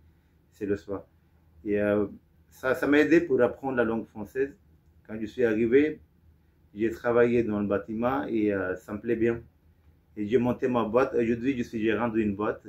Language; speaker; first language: French; non-native, fluent; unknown